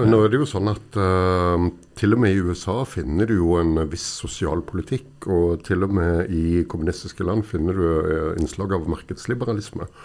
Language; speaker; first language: Norwegian; native; Norwegian